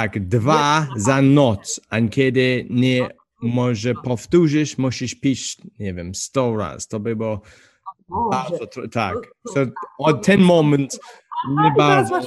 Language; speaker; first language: Polish; non-native, learner; English